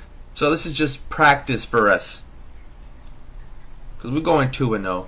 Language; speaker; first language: English; native; English